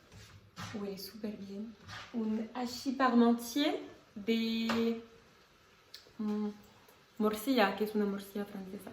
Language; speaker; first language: Spanish; non-native, fluent; French